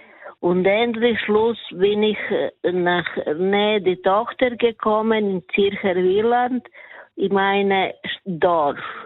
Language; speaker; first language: German; non-native, learner; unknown